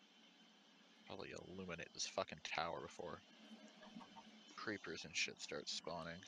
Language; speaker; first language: English; native; English